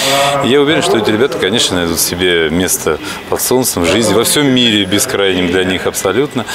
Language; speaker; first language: Russian; native; Russian